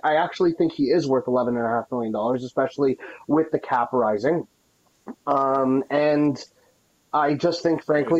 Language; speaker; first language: English; native; English